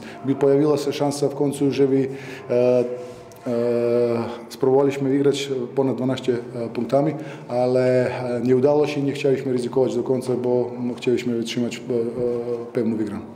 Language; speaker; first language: Polish; non-native, fluent; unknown